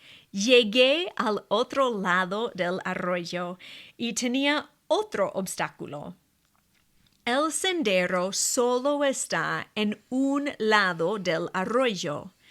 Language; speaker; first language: Spanish; non-native, fluent; English